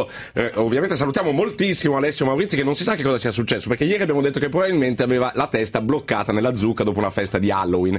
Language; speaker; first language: Italian; native; Italian